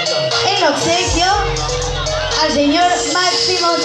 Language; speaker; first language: Spanish; native; Spanish